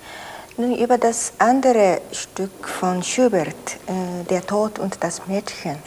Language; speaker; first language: German; non-native, fluent; Japanese